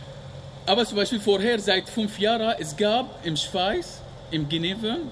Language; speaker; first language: German; non-native, learner; Arabic